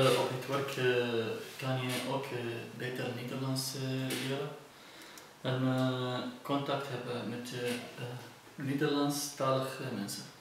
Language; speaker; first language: Dutch; non-native, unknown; Arabic